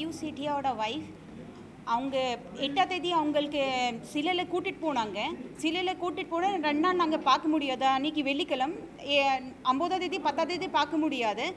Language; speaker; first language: Tamil; non-native, local second language; Hindi